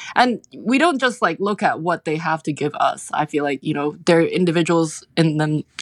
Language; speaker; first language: English; non-native, local second language; Cantonese